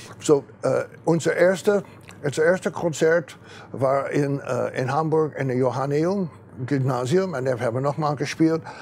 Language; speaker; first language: German; non-native, fluent; English